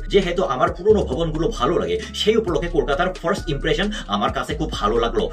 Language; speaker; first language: Bangla; non-native, fluent; Korean